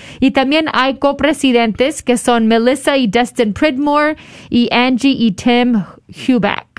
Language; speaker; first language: Spanish; early bilingual, heritage; Spanish